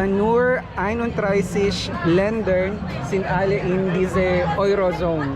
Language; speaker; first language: German; non-native, learner; Filipino